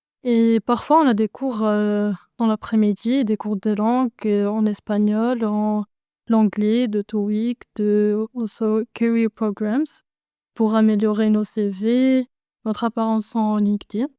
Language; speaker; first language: French; non-native, fluent; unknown